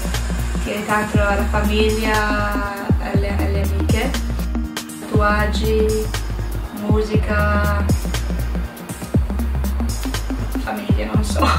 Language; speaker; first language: Italian; non-native, learner; English